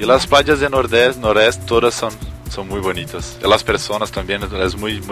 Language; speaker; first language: Spanish; non-native, learner; Portuguese